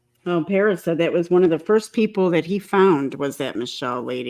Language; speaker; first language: English; native; English